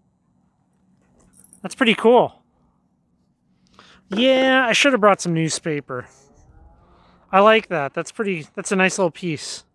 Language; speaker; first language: English; native; English